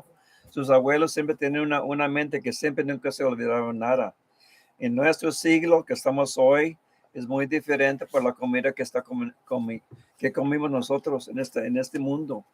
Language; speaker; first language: Spanish; early bilingual, heritage; Spanish